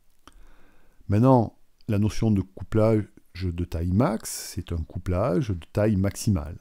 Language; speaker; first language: French; native; French